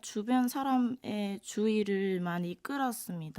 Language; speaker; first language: Korean; non-native, fluent; Cantonese